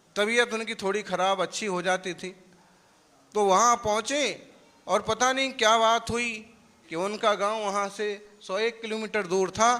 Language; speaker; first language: Hindi; non-native, local second language; Gujarati